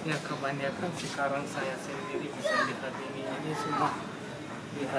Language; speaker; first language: Indonesian; non-native, learner; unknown